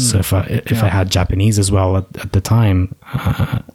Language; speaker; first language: English; native; English